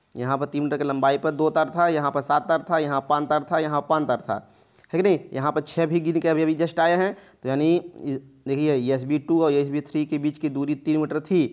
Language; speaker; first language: Hindi; native; Hindi